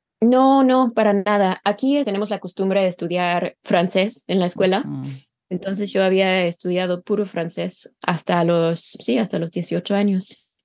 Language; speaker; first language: Spanish; non-native, fluent; English